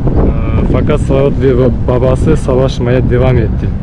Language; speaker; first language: Turkish; non-native, learner; Bashkir